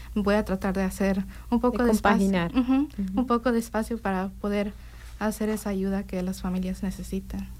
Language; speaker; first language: Spanish; early bilingual, heritage; Spanish